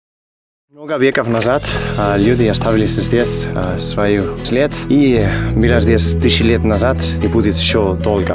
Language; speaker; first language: Russian; non-native, learner; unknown